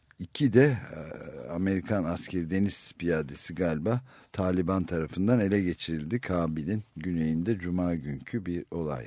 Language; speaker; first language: Turkish; native; Turkish